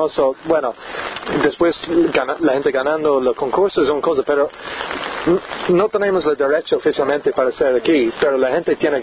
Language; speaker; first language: Spanish; non-native, learner; English